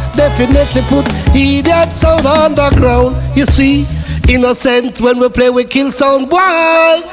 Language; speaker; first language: English; native; English